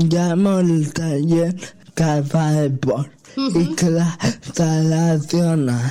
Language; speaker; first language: Catalan; non-native, local second language; Spanish